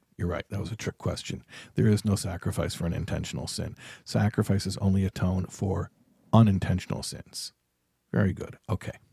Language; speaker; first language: English; native; English